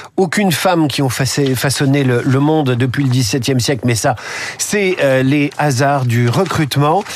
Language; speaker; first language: French; native; French